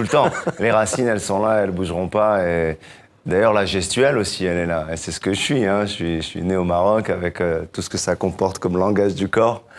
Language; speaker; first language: French; native; French